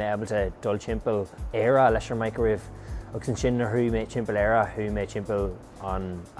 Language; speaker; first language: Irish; non-native, local second language; English